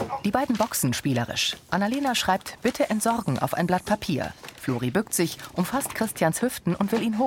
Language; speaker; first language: German; native; German